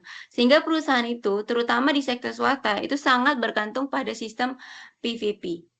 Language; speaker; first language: Indonesian; native; Indonesian